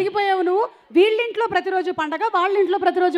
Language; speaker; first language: Telugu; native; Telugu